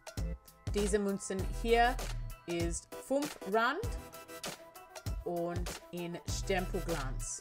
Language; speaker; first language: German; non-native, learner; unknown